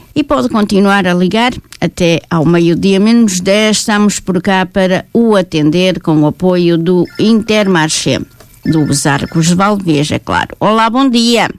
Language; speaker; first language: Portuguese; native; Portuguese